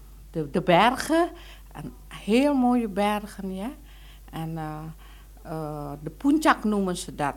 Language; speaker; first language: Dutch; non-native, local second language; Indonesian